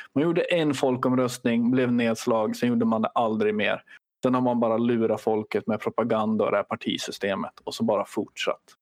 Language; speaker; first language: Swedish; native; Swedish